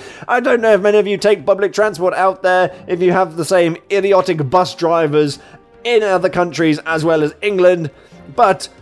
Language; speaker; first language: English; native; English